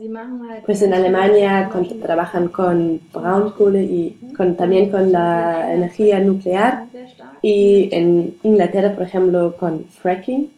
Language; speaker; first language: Spanish; non-native, learner; German